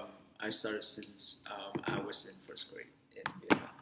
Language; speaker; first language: English; non-native, fluent; Vietnamese